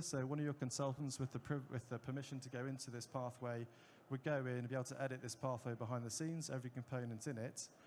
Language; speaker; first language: English; native; English